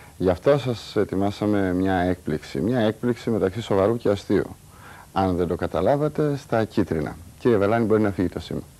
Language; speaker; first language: Greek; native; Greek